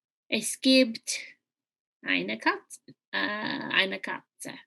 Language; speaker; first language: German; non-native, learner; English